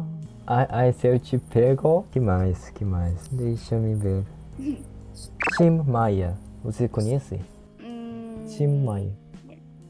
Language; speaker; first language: Portuguese; non-native, learner; Japanese